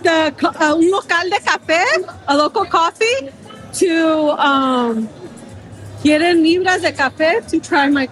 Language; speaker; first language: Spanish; early bilingual, heritage; English